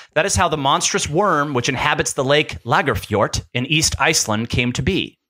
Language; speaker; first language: English; native; English